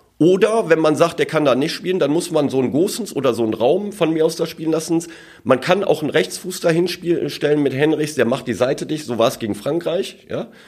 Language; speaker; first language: German; early bilingual, other home language; Turkish